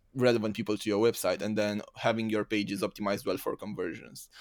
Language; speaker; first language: English; non-native, fluent; Romanian